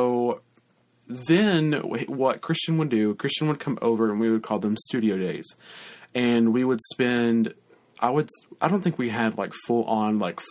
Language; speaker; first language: English; native; English